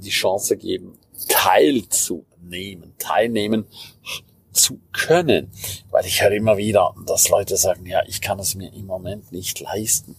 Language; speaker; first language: German; native; German